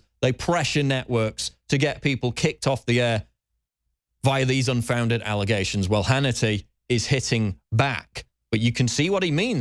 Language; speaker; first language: English; native; English